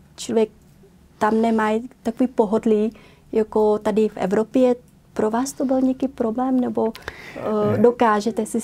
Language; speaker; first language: Czech; non-native, fluent; Vietnamese